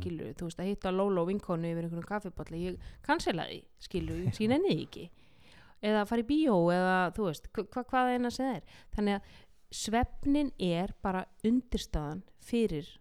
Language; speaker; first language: Icelandic; native; Icelandic